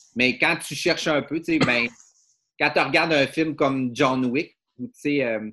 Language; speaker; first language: French; native; French